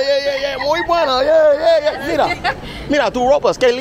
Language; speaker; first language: Spanish; non-native, learner; English